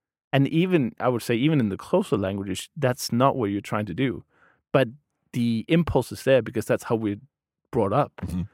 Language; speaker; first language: English; non-native, fluent; Danish